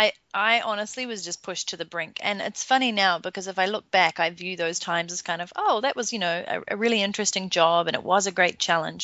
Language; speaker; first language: English; native; English